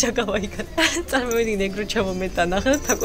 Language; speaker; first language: Japanese; non-native, learner; Georgian